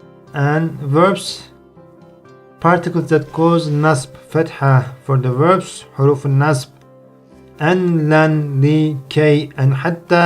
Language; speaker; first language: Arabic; non-native, fluent; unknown